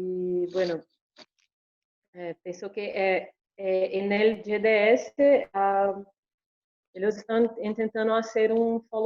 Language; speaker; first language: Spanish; non-native, learner; Portuguese